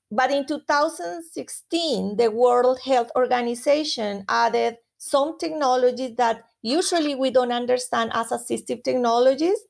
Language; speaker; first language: English; non-native, fluent; Spanish